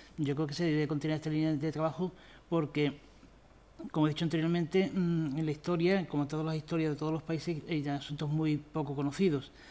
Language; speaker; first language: Spanish; native; Spanish